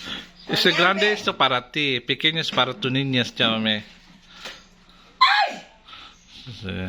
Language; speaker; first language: Spanish; non-native, learner; Filipino